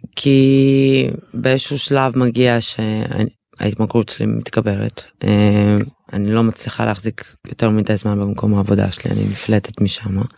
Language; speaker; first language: Hebrew; early bilingual, other home language; Russian